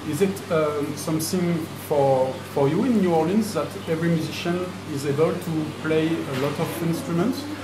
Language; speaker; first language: English; non-native, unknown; French